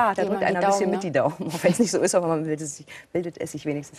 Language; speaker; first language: German; native; German